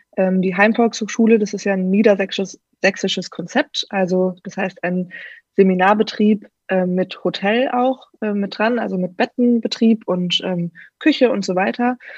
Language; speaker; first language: German; native; German